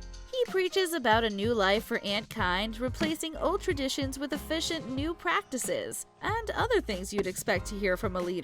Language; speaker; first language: English; native; English